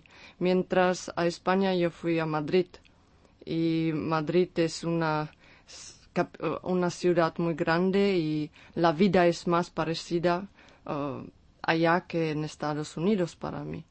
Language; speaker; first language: Spanish; non-native, fluent; Czech